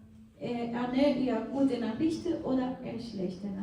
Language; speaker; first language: German; non-native, fluent; Portuguese